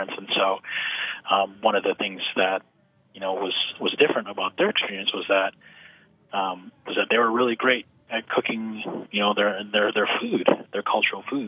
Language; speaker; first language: English; native; English